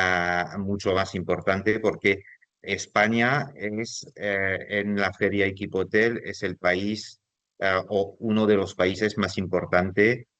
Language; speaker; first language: Spanish; non-native, fluent; French